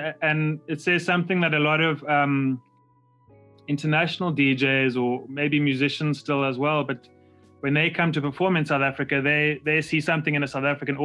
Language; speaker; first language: English; native; English